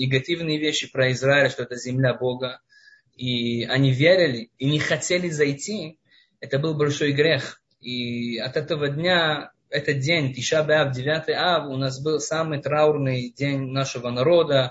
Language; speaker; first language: Russian; non-native, fluent; Hebrew